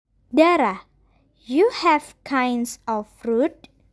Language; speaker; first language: English; non-native, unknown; Indonesian